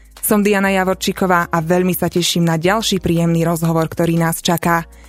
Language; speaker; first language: Slovak; native; Slovak